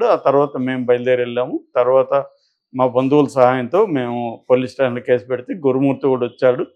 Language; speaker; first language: Telugu; native; Telugu